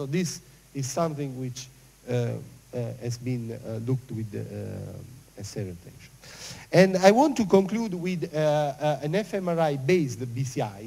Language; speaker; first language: English; non-native, fluent; Italian